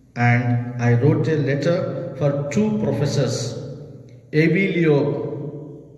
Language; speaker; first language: English; non-native, local second language; Telugu